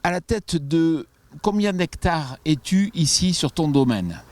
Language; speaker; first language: French; native; French